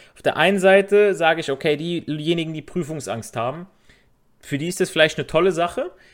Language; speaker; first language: German; native; German